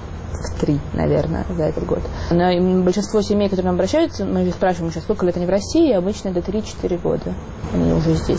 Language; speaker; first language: Russian; native; Russian